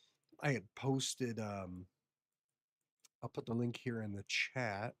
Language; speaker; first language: English; native; English